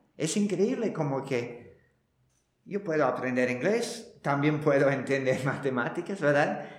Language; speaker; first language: Spanish; non-native, fluent; English